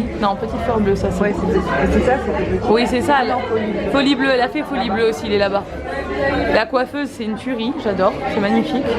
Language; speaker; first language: French; native; French